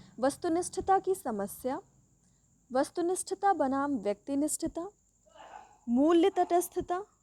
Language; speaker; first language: Hindi; native; Hindi